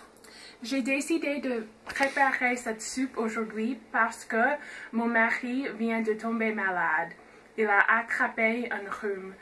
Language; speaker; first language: French; non-native, fluent; English